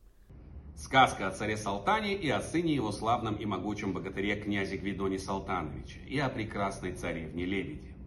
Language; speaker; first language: Russian; native; Russian